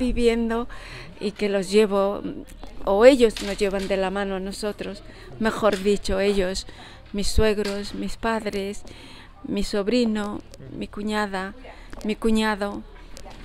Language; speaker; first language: Spanish; early bilingual, heritage; Spanish